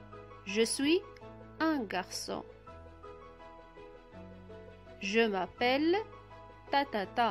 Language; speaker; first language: French; non-native, local second language; Arabic